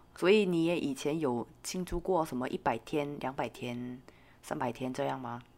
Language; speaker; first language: Chinese; non-native, fluent; Korean